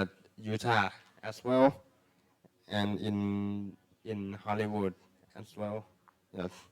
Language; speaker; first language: English; non-native, learner; Thai